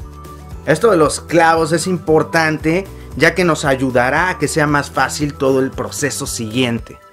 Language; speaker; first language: Spanish; native; Spanish